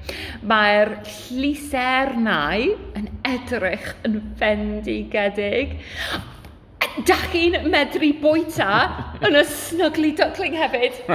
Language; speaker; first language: Welsh; non-native, learner; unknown